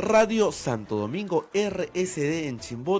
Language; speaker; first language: Spanish; native; Spanish